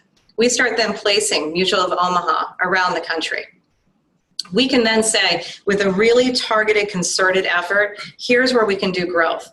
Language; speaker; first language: English; native; English